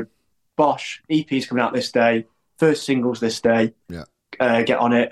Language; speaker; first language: English; native; English